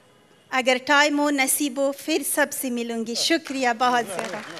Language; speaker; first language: Hindi; non-native, learner; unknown